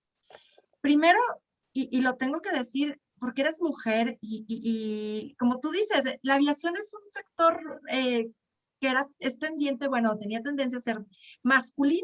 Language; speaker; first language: Spanish; native; Spanish